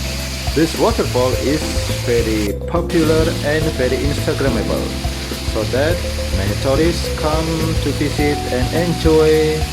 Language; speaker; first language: English; non-native, local second language; Indonesian